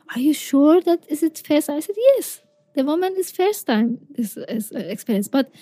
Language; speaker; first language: English; non-native, fluent; Persian